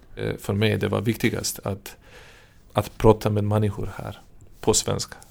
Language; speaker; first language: Swedish; non-native, fluent; Serbian